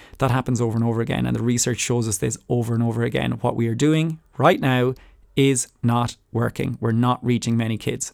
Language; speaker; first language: English; native; English